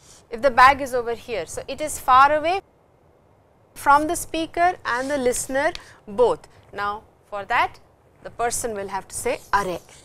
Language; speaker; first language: English; non-native, local second language; Hindi